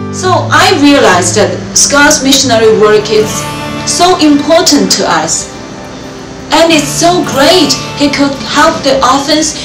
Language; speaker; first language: English; non-native, fluent; Chinese